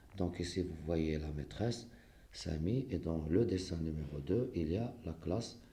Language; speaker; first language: French; non-native, local second language; Arabic